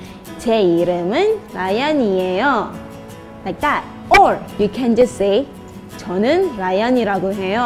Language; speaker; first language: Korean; non-native, learner; Malay